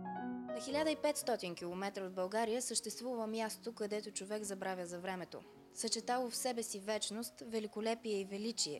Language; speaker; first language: Bulgarian; native; Bulgarian